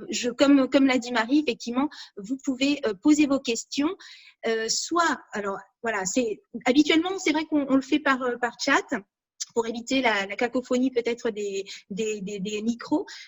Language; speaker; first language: French; native; French